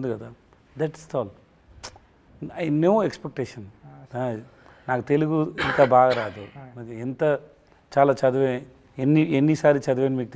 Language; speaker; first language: Telugu; non-native, learner; Tamil